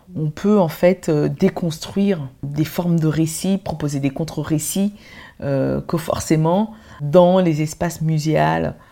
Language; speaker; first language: French; early bilingual, other home language; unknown